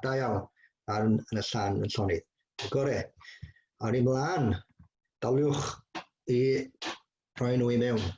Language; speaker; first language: Welsh; native; Welsh